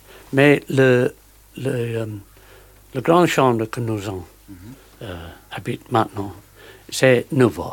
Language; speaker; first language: French; non-native, learner; English